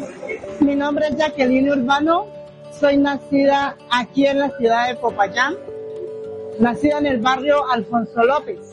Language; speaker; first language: Spanish; native; Spanish